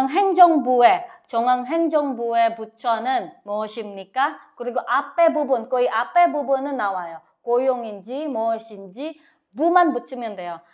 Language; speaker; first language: Korean; non-native, fluent; Filipino